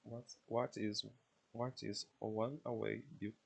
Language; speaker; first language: English; non-native, learner; Portuguese